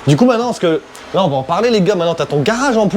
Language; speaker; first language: French; native; French